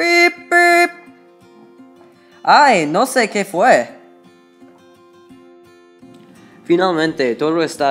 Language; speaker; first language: Spanish; non-native, learner; English